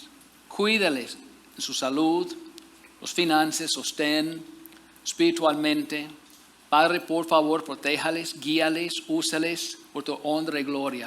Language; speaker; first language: Spanish; non-native, fluent; English